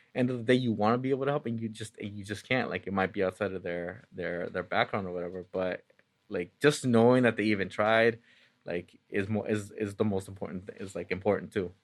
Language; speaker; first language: English; early bilingual, other home language; Spanish